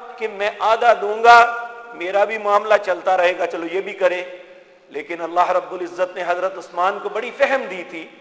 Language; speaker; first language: Urdu; non-native, local second language; Punjabi